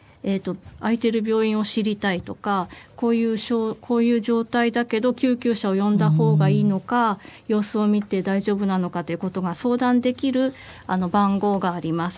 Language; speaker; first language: Japanese; native; Japanese